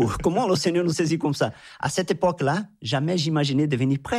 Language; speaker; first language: French; non-native, fluent; Portuguese